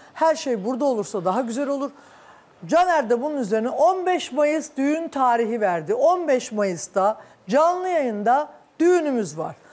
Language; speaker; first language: Turkish; native; Turkish